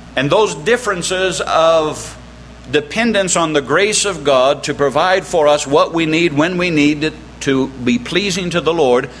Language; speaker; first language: English; native; English